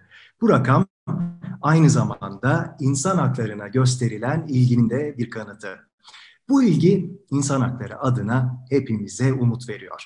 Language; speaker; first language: Turkish; native; Turkish